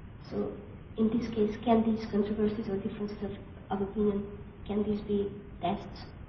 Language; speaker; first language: English; non-native, fluent; Hungarian